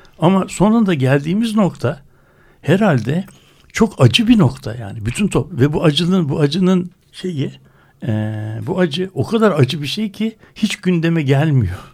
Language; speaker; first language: Turkish; native; Turkish